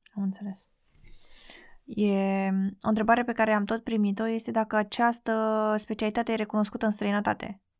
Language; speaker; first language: Romanian; native; Romanian